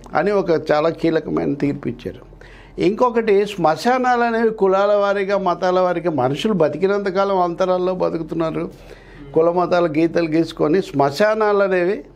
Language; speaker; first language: Telugu; native; Telugu